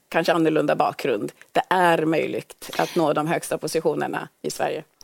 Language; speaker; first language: Swedish; early bilingual, other home language; Swahili